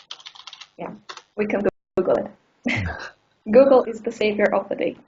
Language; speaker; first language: English; non-native, fluent; Russian